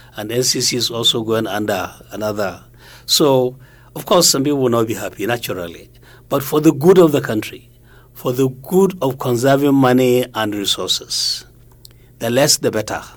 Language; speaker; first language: English; non-native, local second language; Hausa